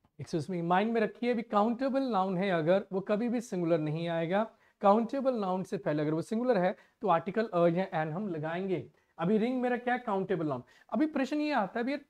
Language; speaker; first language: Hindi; non-native, local second language; Punjabi